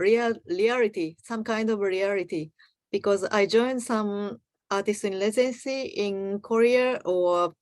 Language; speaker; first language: English; non-native, learner; Japanese